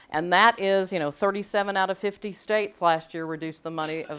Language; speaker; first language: English; native; English